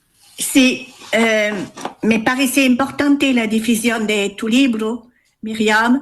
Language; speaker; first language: Spanish; non-native, learner; French